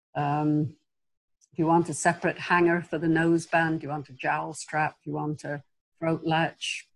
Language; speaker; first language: English; native; English